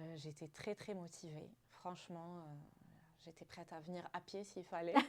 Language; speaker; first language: French; non-native, local second language; Arabic